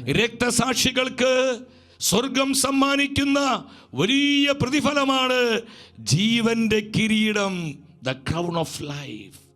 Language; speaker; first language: Malayalam; native; Malayalam